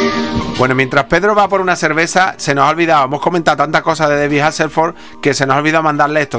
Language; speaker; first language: Spanish; native; Spanish